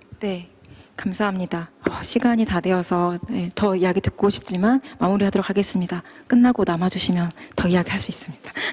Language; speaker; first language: Korean; native; Korean